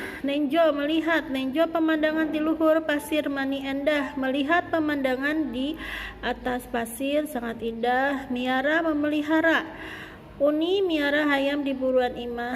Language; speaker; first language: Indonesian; non-native, local second language; Sundanese